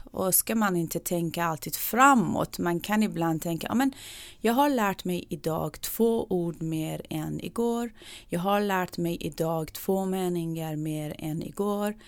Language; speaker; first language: Swedish; non-native, fluent; Persian